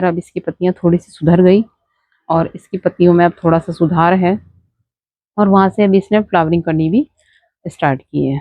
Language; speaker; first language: Hindi; native; Hindi